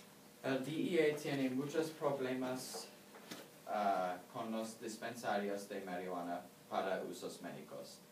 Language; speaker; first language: Spanish; non-native, learner; English